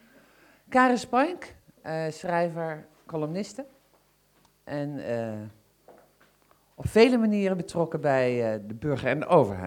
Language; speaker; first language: Dutch; native; Dutch